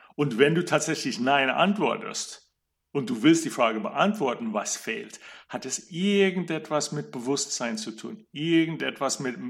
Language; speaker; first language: German; non-native, fluent; English